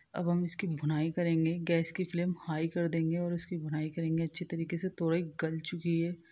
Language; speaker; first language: Hindi; native; Hindi